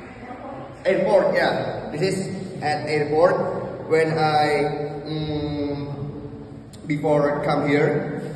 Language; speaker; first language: English; non-native, learner; Indonesian